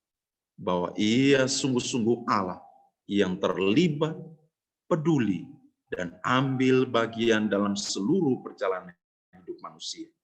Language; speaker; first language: Indonesian; native; Indonesian